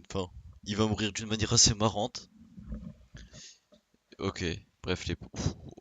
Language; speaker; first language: French; native; French